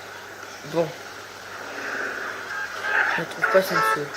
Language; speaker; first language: French; native; French